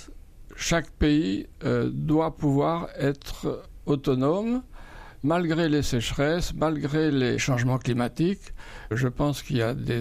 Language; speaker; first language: French; native; French